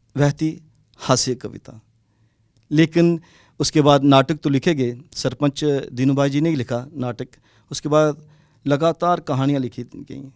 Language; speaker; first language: Hindi; non-native, local second language; Dogri